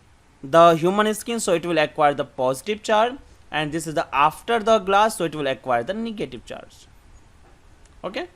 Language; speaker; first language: English; non-native, local second language; Hindi